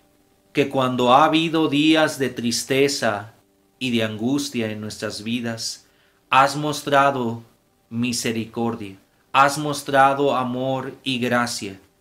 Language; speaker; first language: Spanish; native; Spanish